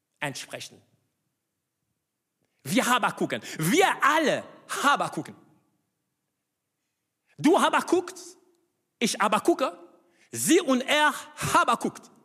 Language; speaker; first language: German; non-native, fluent; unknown